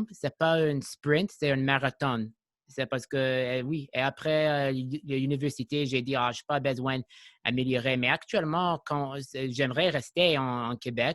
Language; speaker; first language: French; non-native, local second language; English